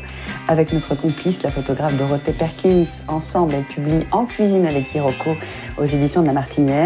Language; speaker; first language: French; native; French